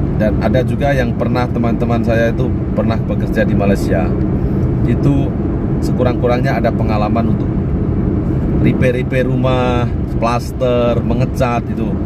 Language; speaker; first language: Indonesian; native; Indonesian